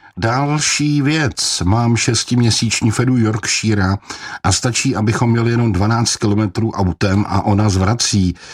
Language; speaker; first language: Czech; native; Czech